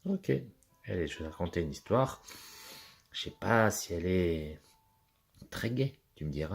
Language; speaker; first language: French; native; French